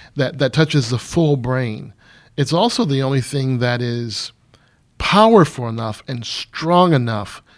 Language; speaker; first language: English; native; English